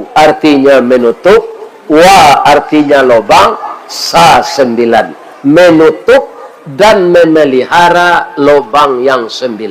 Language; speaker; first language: Malay; non-native, local second language; Minangkabau